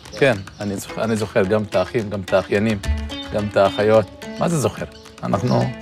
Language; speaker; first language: Hebrew; non-native, local second language; Arabic